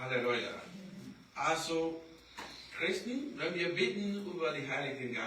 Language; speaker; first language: German; non-native, learner; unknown